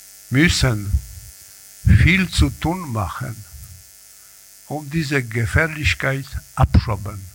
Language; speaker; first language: German; non-native, learner; Polish